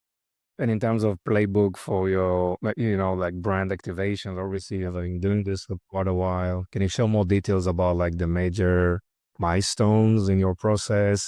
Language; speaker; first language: English; non-native, fluent; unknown